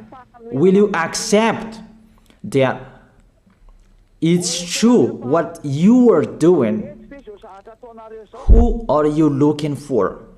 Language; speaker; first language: English; non-native, fluent; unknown